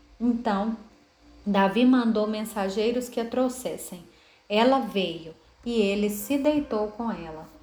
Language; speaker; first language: Portuguese; native; Portuguese